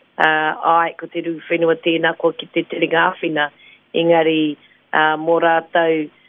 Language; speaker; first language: Māori; non-native, local second language; English